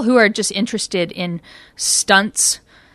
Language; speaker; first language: English; native; English